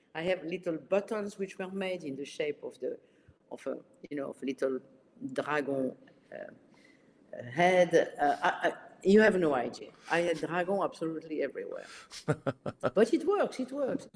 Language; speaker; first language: English; early bilingual, other home language; Arabic